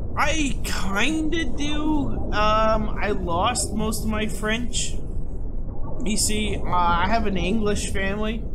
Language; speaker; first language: English; native; English